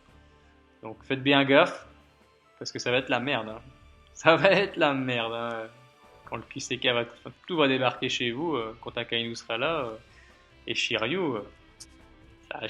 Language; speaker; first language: French; native; French